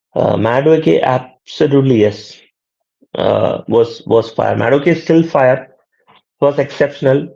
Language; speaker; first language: English; non-native, local second language; Malayalam